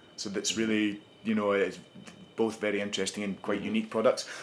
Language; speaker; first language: English; native; English